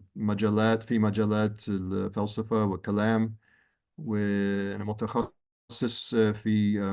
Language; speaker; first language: Arabic; non-native, fluent; English